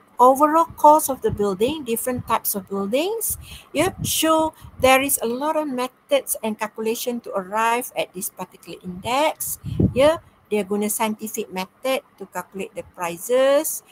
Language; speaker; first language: English; non-native, local second language; Malay